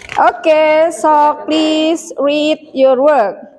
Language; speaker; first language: English; non-native, fluent; Indonesian